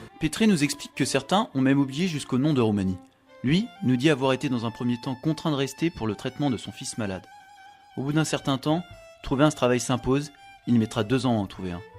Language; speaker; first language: French; native; French